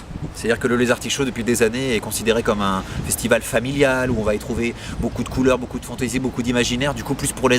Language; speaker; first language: French; native; French